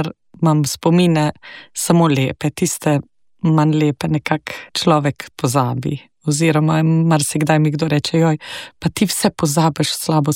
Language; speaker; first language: Slovenian; native; Slovenian